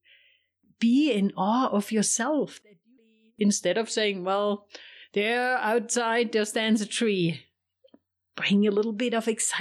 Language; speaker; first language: English; non-native, fluent; German